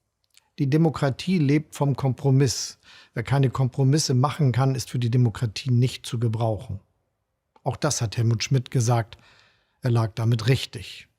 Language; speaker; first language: German; native; German